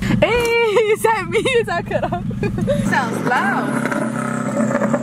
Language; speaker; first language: English; early bilingual, other home language; Spanish